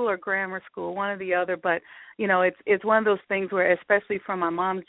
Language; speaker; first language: English; native; English